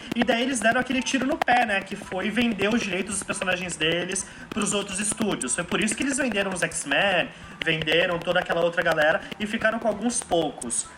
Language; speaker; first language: Portuguese; native; Portuguese